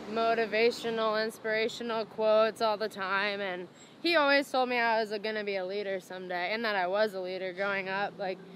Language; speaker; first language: English; native; English